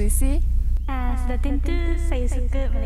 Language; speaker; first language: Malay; non-native, fluent; Japanese